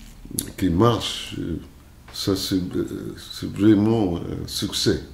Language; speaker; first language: French; non-native, fluent; English